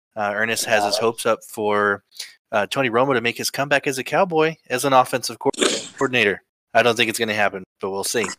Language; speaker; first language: English; native; English